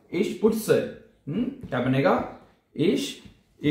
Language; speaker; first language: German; non-native, fluent; Urdu